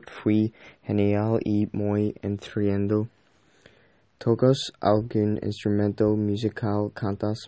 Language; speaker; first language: Spanish; non-native, learner; English